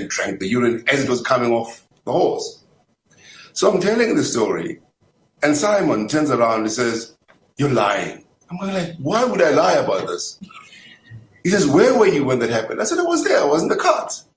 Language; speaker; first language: English; non-native, local second language; Zulu